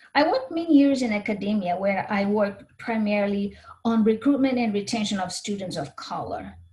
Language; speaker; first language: English; non-native, fluent; Portuguese